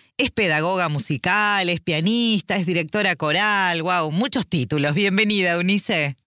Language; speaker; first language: Spanish; native; Spanish